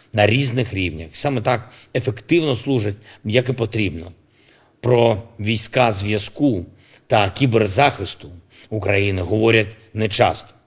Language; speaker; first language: Ukrainian; non-native, local second language; Russian